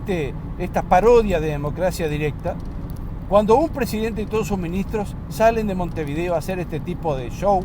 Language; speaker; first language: Spanish; native; Spanish